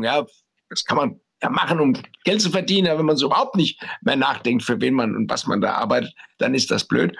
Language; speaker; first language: German; native; German